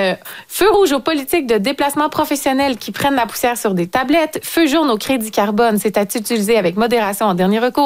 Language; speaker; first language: French; native; French